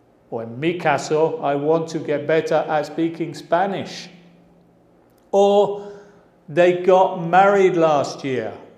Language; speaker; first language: English; native; English